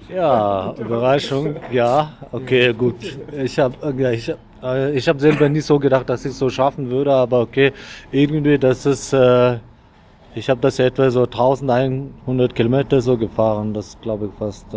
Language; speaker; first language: German; non-native, fluent; Mongolian